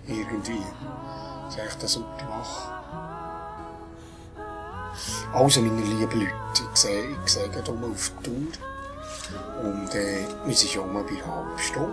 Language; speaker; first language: German; native; German